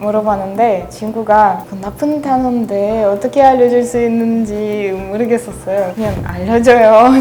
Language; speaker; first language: Korean; non-native, learner; Russian